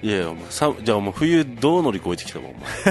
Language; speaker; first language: Japanese; native; Japanese